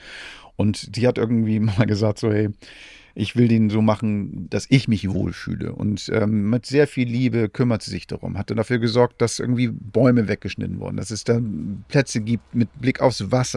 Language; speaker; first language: German; native; German